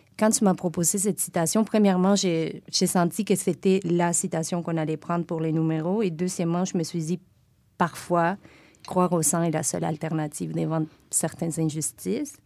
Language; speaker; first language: French; non-native, fluent; Spanish